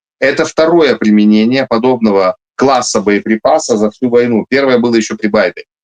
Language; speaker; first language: Russian; native; Russian